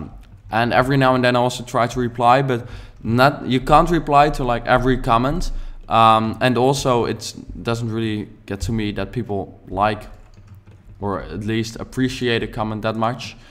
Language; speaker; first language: English; non-native, fluent; Dutch